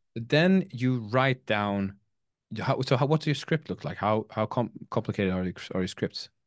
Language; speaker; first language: English; non-native, fluent; Swedish